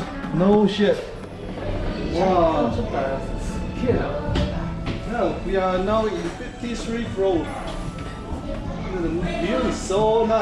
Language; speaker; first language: English; non-native, fluent; Chinese